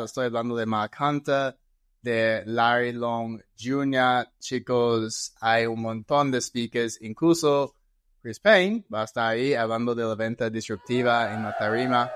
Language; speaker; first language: Spanish; non-native, fluent; English